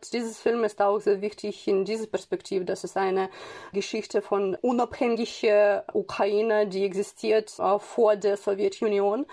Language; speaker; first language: German; non-native, fluent; Ukrainian